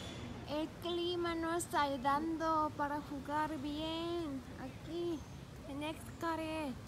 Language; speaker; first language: Spanish; non-native, fluent; Korean